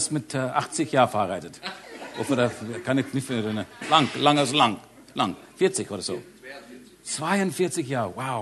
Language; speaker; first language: German; non-native, learner; English